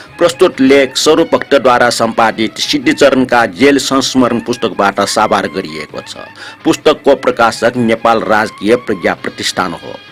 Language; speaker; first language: Nepali; non-native, local second language; Newari